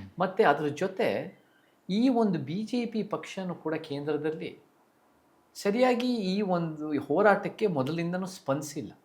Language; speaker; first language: Kannada; early bilingual, heritage; Kannada